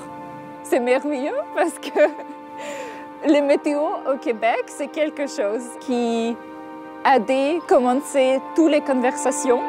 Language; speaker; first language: French; non-native, learner; Russian